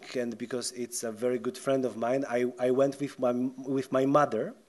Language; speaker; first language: English; non-native, fluent; Polish